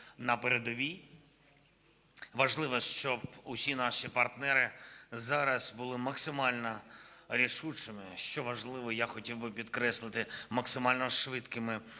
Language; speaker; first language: Ukrainian; non-native, local second language; Russian